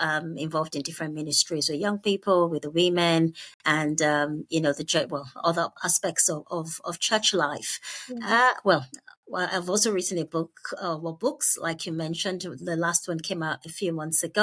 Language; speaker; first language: English; non-native, local second language; Yoruba